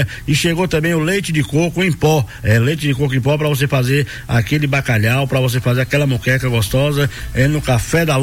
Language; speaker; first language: Portuguese; native; Portuguese